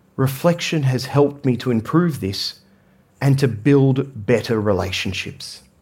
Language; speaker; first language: English; native; English